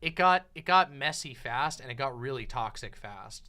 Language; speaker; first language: English; native; English